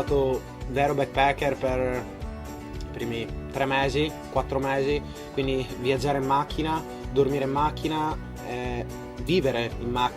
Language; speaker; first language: Italian; native; Italian